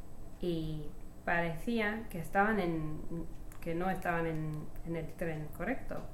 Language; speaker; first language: Spanish; non-native, learner; English